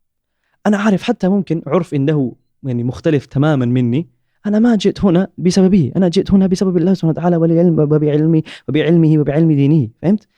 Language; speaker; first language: Arabic; non-native, learner; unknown